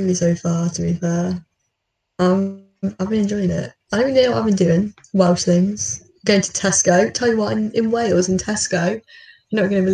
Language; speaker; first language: English; native; English